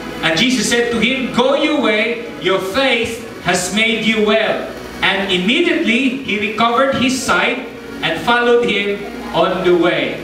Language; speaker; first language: English; non-native, local second language; Cebuano